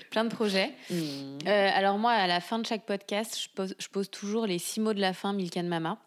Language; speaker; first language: French; native; French